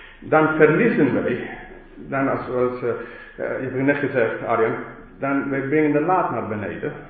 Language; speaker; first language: Dutch; non-native, fluent; English